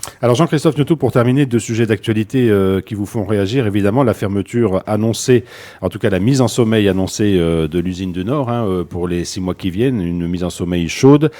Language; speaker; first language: French; native; French